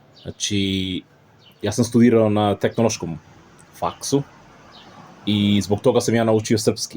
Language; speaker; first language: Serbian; non-native, fluent; English